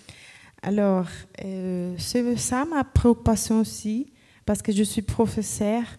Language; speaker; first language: French; non-native, fluent; Portuguese